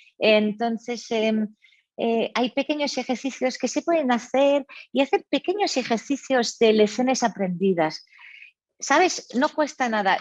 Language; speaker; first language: Spanish; non-native, fluent; French